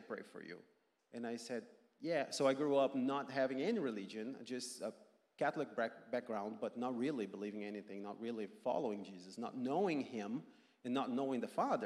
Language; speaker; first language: English; non-native, fluent; Portuguese